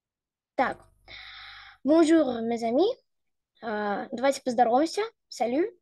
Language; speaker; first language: Russian; native; Russian